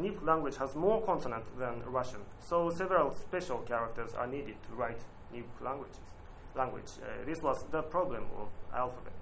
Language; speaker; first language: English; non-native, learner; Japanese